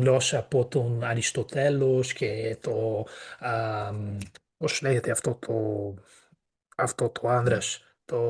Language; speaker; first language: Greek; non-native, fluent; Portuguese